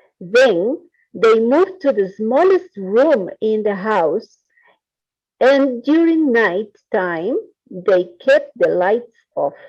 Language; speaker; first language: English; non-native, fluent; Spanish